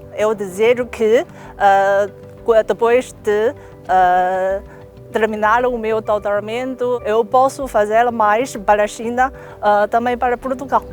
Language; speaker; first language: Portuguese; non-native, learner; Chinese